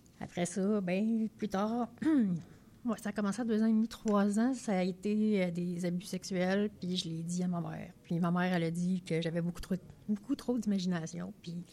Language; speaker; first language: French; native; French